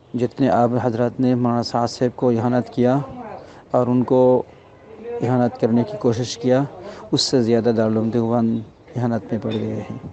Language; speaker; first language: Hindi; non-native, local second language; Bangla